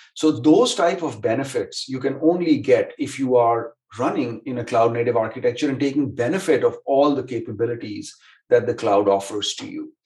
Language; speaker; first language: English; non-native, local second language; Hindi